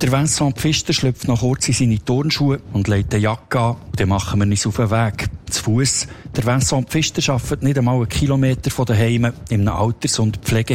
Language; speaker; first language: German; native; German